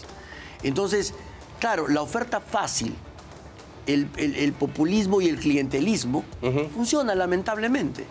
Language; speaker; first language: Spanish; native; Spanish